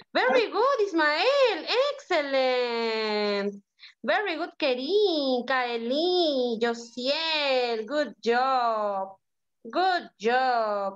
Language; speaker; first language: English; non-native, learner; Spanish